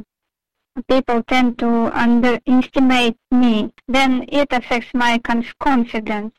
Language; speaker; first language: English; non-native, fluent; Russian